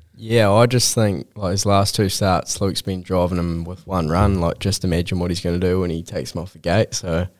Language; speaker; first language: English; native; English